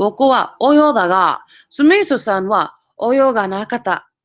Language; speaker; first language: Japanese; non-native, fluent; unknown